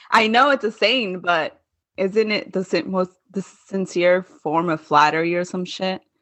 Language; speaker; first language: English; native; English